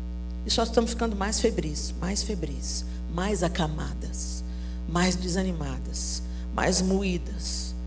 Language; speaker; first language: Portuguese; native; Portuguese